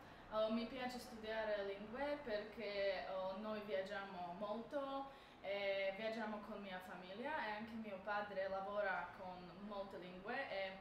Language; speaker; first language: Italian; non-native, learner; Slovak